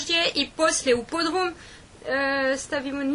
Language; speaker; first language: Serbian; non-native, learner; French